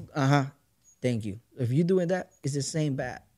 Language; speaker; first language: English; non-native, learner; Spanish